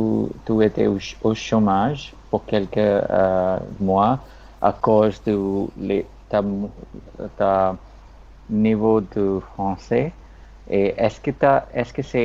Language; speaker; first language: French; non-native, learner; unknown